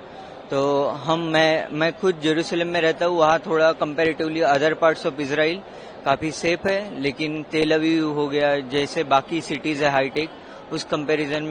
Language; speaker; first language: Hindi; native; Hindi